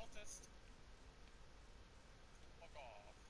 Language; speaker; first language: English; native; English